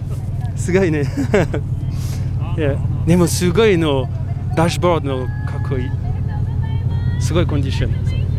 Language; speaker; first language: Japanese; non-native, learner; French